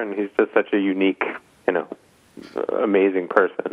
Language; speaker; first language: English; native; English